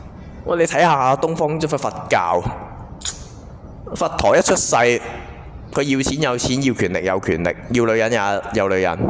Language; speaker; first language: Cantonese; native; Cantonese